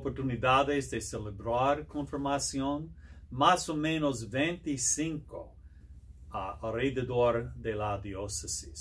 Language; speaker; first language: Spanish; non-native, learner; English